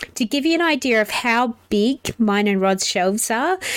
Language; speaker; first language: English; native; English